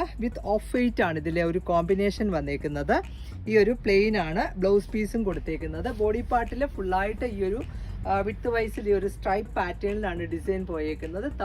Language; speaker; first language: Malayalam; native; Malayalam